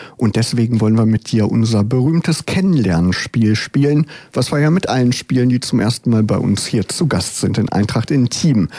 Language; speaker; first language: German; native; German